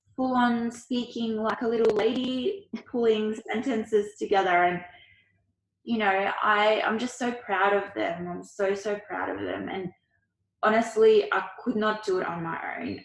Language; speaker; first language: English; early bilingual, other home language; Ukrainian